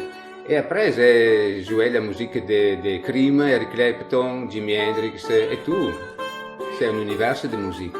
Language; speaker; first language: French; non-native, learner; Italian